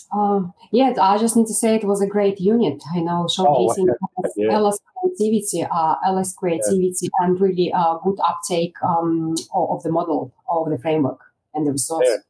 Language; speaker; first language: English; non-native, fluent; Russian